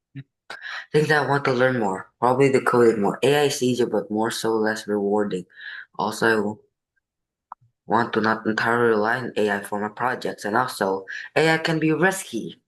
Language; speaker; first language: English; non-native, fluent; Indonesian